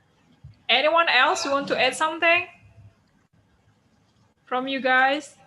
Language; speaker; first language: English; non-native, fluent; Indonesian